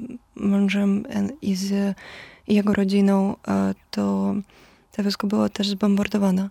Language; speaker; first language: Polish; non-native, fluent; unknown